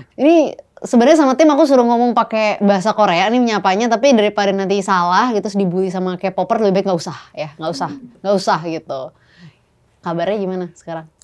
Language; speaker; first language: Indonesian; native; Indonesian